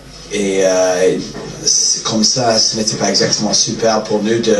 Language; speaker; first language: French; non-native, fluent; English